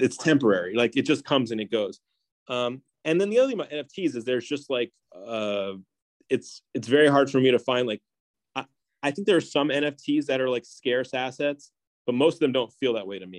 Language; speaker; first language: English; native; English